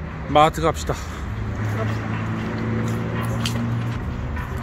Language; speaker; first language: Korean; native; Korean